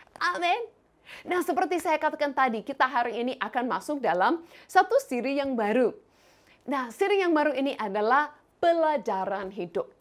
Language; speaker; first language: Indonesian; non-native, fluent; English